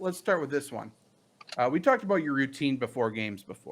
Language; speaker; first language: English; native; English